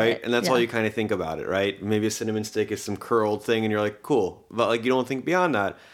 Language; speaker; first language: English; early bilingual, other home language; Hebrew